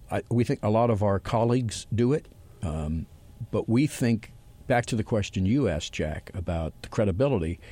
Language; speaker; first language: English; native; English